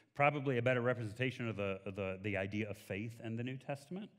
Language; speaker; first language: English; native; English